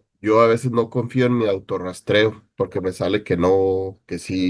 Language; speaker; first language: Spanish; native; Spanish